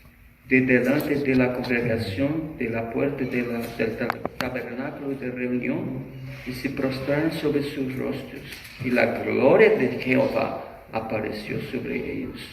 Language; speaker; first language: Spanish; non-native, fluent; Portuguese